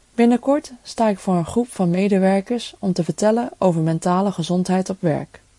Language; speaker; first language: Dutch; early bilingual, other home language; Cantonese